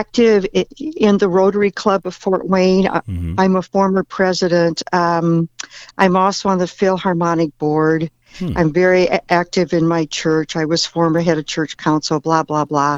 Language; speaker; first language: English; native; English